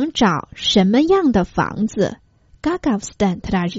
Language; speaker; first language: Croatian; non-native, fluent; Chinese